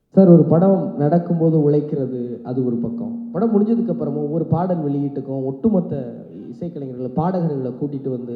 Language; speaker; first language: Tamil; native; Tamil